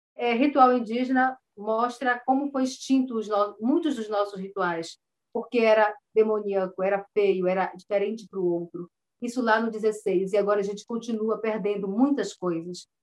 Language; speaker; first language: Portuguese; native; Portuguese